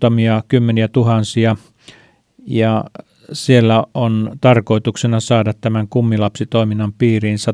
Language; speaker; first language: Finnish; native; Finnish